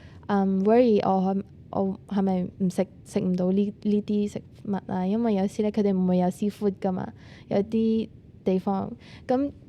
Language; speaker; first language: Cantonese; native; Cantonese